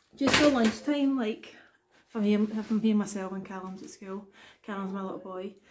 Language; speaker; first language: English; native; English